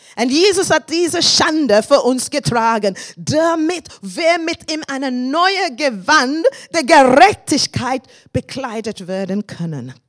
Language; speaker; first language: German; non-native, fluent; English